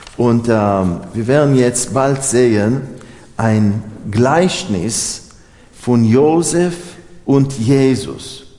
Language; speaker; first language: German; non-native, fluent; Hebrew